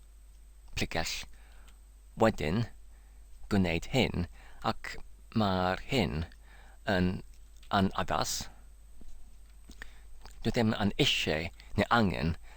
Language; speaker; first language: Welsh; non-native, learner; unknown